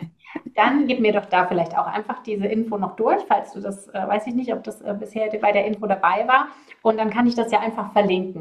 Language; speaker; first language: German; native; German